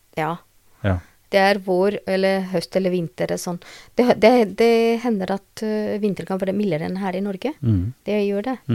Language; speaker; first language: Norwegian; non-native, learner; Albanian